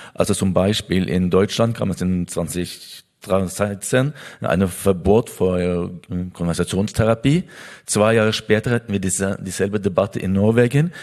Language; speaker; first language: German; non-native, fluent; Norwegian